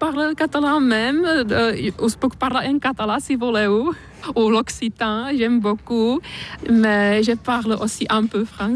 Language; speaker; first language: French; non-native, fluent; Czech